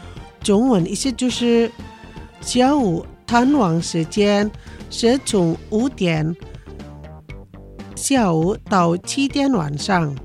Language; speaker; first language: Chinese; non-native, fluent; Indonesian